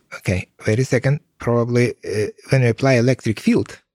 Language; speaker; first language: English; non-native, fluent; Ukrainian